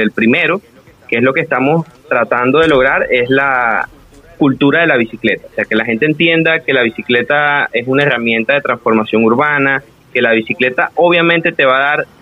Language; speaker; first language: Spanish; native; Spanish